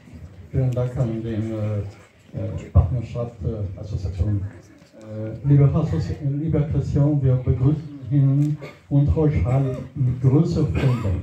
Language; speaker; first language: German; non-native, learner; French